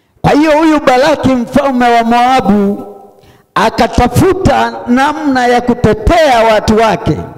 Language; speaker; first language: Swahili; non-native, local second language; Sukuma